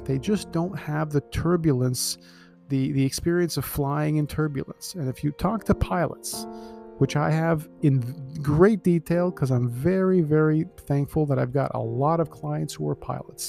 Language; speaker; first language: English; native; English